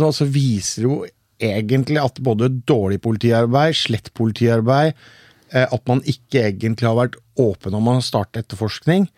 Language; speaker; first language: Norwegian; native; Norwegian